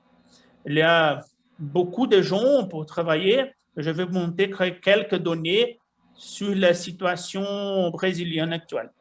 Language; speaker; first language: French; non-native, fluent; Portuguese